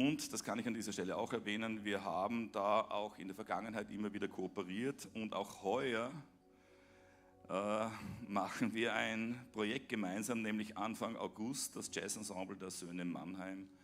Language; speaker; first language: German; native; German